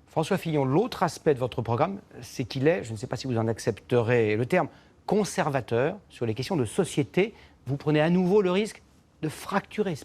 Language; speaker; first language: French; native; French